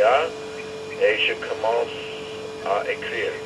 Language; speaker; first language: French; non-native, fluent; English